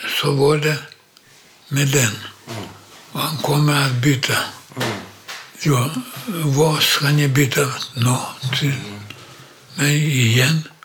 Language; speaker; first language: Swedish; non-native, learner; Polish